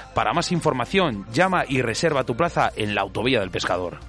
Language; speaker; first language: Spanish; native; Spanish